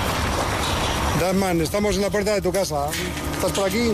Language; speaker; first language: Spanish; native; Spanish